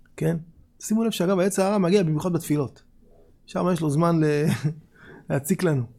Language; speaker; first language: Hebrew; native; Hebrew